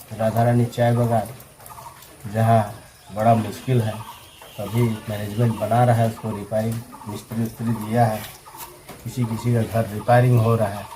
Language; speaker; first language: Hindi; non-native, local second language; Bangla